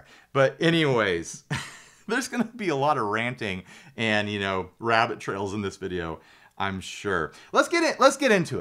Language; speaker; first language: English; native; English